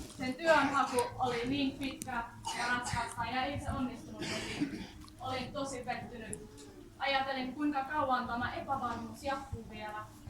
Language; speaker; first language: Finnish; non-native, fluent; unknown